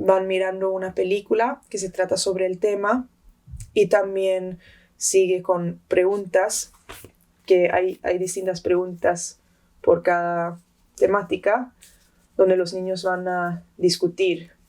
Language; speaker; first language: Spanish; early bilingual, heritage; Spanish